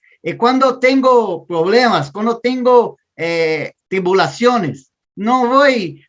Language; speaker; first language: Spanish; non-native, learner; Portuguese